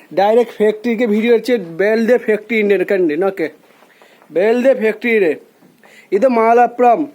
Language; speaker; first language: Malayalam; non-native, learner; Bangla